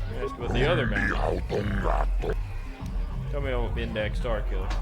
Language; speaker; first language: English; native; English